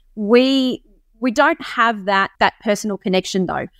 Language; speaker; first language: English; native; English